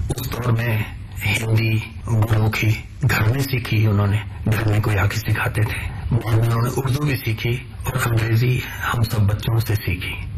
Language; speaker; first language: Hindi; non-native, local second language; Punjabi